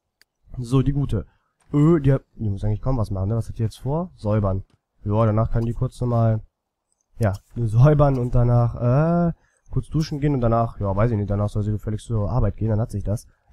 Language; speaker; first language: German; native; German